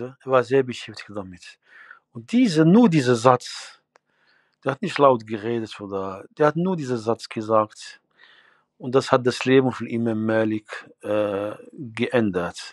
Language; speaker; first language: German; non-native, fluent; Arabic